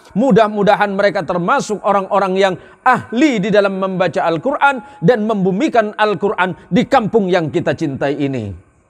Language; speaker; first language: Indonesian; native; Indonesian